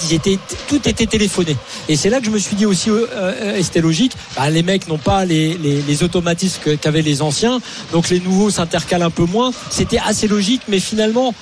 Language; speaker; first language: French; native; French